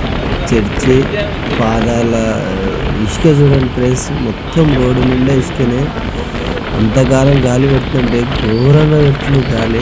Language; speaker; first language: Telugu; native; Telugu